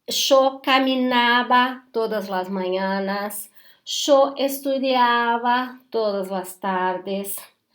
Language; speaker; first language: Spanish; non-native, fluent; Portuguese